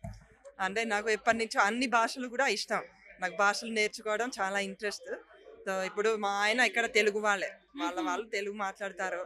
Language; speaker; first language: Telugu; non-native, fluent; Finnish